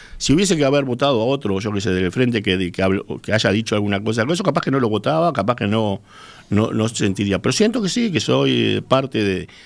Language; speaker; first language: Spanish; native; Spanish